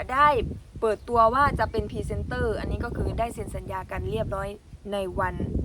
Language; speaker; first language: Thai; non-native, local second language; Northeastern Thai